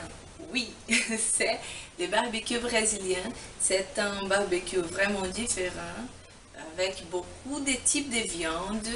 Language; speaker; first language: French; non-native, fluent; Portuguese